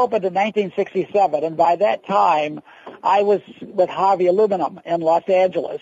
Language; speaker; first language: English; native; English